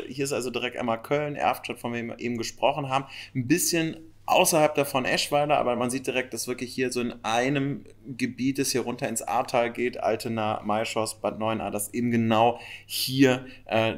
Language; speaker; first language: German; native; German